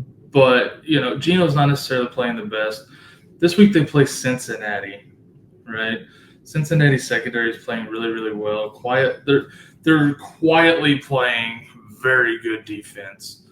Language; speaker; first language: English; native; English